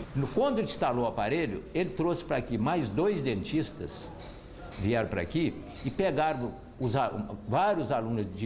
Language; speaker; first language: Portuguese; native; Portuguese